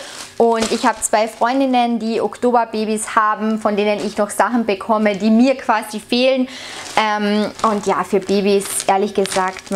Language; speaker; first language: German; native; German